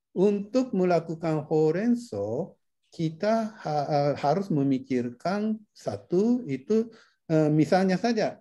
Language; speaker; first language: Indonesian; non-native, fluent; Japanese